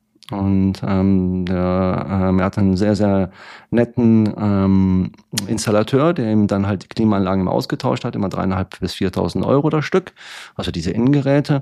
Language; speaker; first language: German; native; German